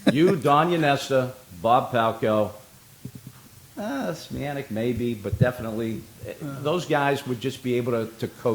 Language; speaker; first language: English; native; English